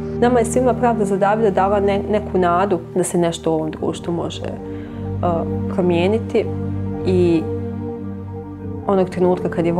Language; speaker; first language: Bosnian; native; Bosnian